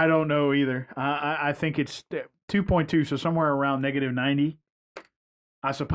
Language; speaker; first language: English; native; English